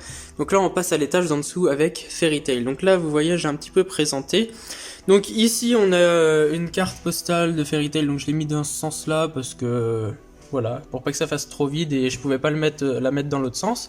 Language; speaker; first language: French; native; French